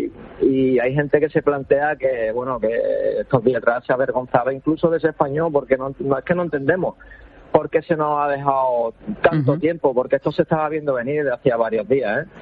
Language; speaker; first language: Spanish; native; Spanish